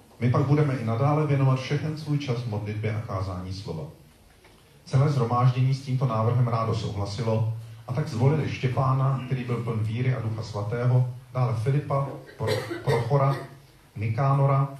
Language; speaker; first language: Czech; native; Czech